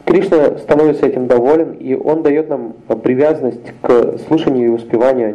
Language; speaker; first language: Russian; native; Russian